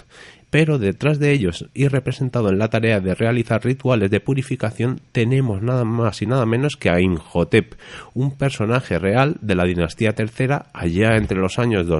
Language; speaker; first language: Spanish; native; Spanish